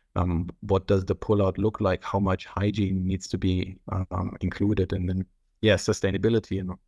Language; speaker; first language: English; non-native, fluent; German